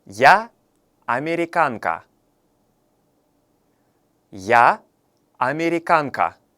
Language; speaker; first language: Russian; non-native, fluent; Korean